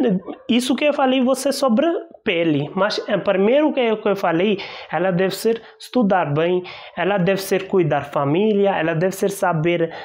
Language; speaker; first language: Portuguese; non-native, learner; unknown